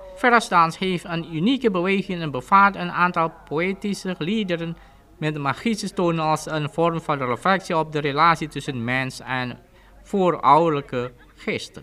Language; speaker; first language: Dutch; non-native, fluent; Indonesian